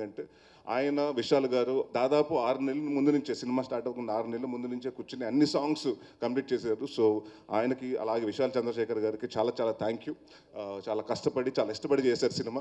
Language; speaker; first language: Telugu; native; Telugu